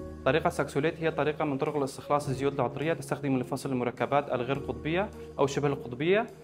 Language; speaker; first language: Arabic; non-native, local second language; Kurdish